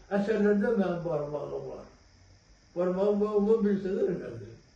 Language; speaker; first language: Azerbaijani; non-native, local second language; Talysh